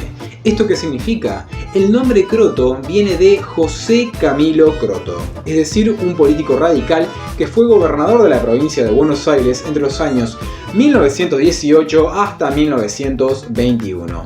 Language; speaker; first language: Spanish; native; Spanish